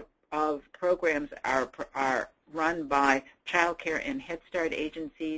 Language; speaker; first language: English; native; English